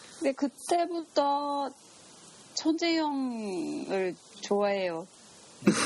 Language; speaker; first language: Korean; non-native, learner; Japanese